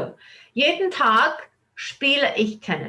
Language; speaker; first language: German; non-native, fluent; English